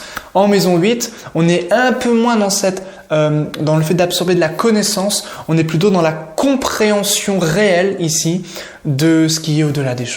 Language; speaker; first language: French; native; French